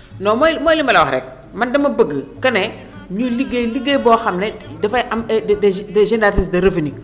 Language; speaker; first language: Wolof; native; Wolof